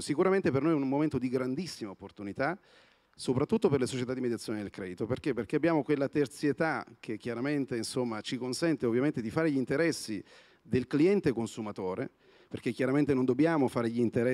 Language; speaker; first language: Italian; native; Italian